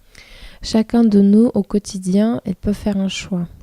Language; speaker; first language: French; non-native, fluent; Russian